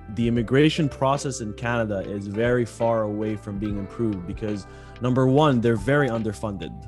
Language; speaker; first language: English; early bilingual, other home language; Arabic